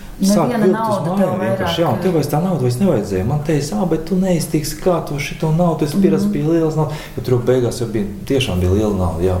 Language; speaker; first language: Latvian; non-native, local second language; Russian